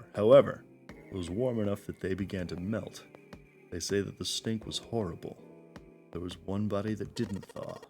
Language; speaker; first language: English; native; English